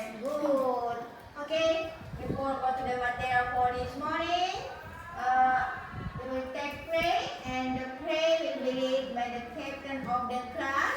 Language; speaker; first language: English; non-native, learner; Indonesian